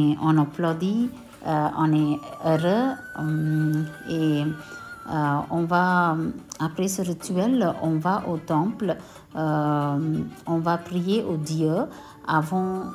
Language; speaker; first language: French; non-native, local second language; Tamil